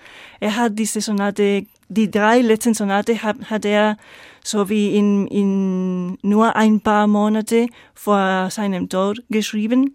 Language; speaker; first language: German; non-native, fluent; Spanish